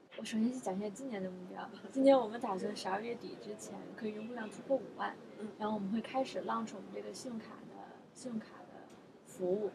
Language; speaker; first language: Chinese; native; Chinese